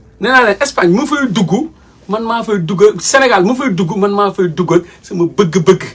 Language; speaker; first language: Wolof; native; Wolof